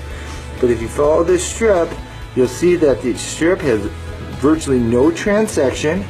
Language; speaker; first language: English; native; English